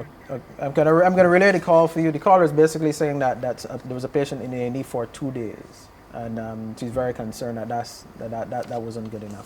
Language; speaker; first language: English; native; English